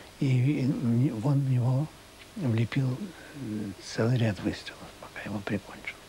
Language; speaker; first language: Russian; native; Russian